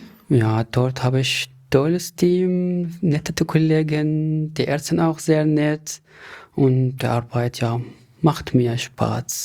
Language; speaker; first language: German; non-native, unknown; Arabic